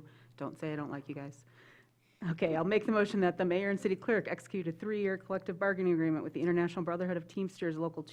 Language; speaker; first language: English; native; English